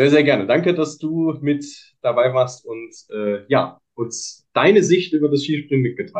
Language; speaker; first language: German; native; German